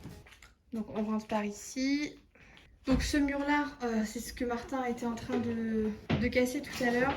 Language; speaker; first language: French; native; French